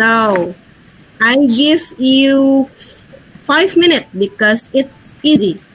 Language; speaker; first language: English; non-native, fluent; Indonesian